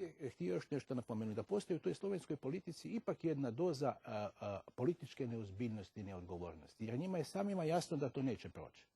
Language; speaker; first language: Croatian; native; Croatian